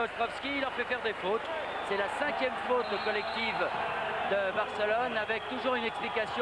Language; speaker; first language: French; native; French